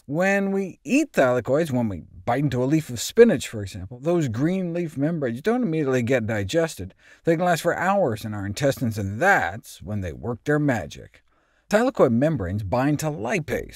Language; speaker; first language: English; native; English